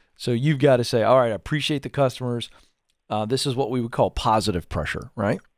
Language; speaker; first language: English; native; English